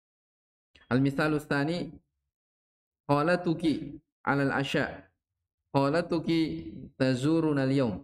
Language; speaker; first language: Arabic; non-native, fluent; Indonesian